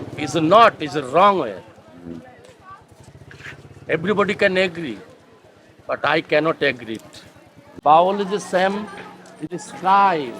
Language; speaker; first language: English; non-native, learner; Bangla